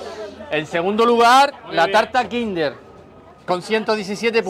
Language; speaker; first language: Spanish; native; Spanish